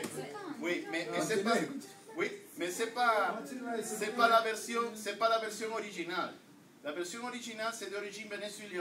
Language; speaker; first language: French; non-native, learner; Spanish